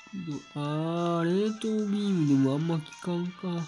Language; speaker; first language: Japanese; native; Japanese